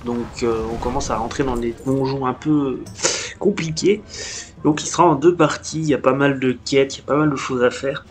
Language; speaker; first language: French; native; French